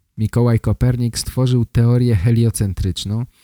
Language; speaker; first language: Polish; native; Polish